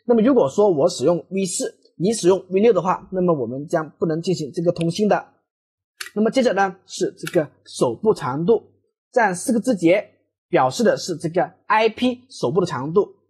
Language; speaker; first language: Chinese; native; Chinese